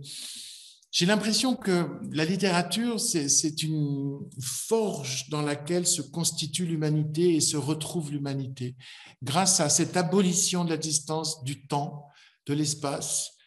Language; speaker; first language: French; native; French